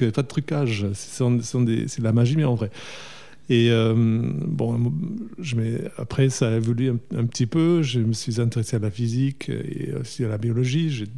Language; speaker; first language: French; non-native, fluent; German